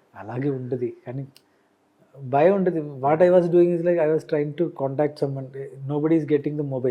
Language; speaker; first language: Telugu; non-native, learner; Malayalam